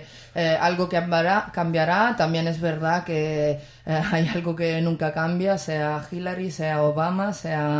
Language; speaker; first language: Spanish; native; Spanish